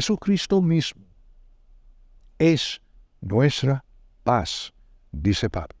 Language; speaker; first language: Spanish; non-native, fluent; English